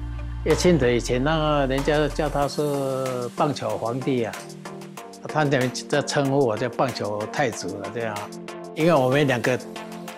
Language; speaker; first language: Chinese; native; Chinese